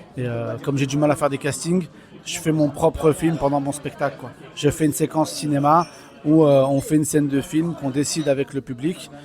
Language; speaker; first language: French; early bilingual, other home language; Kabyle